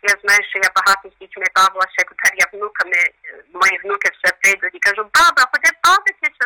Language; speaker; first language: Ukrainian; early bilingual, heritage; Ukrainian